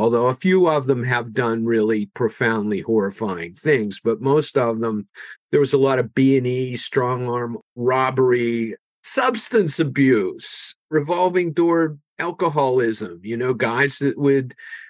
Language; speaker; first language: English; native; English